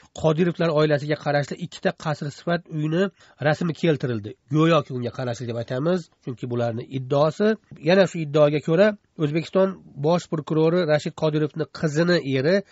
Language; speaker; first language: Uzbek; native; Uzbek